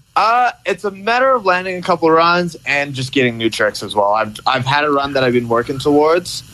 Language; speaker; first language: English; native; English